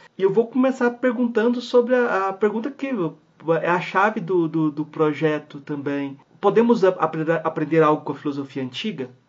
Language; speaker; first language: Portuguese; native; Portuguese